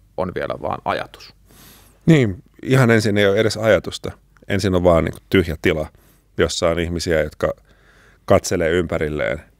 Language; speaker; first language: Finnish; native; Finnish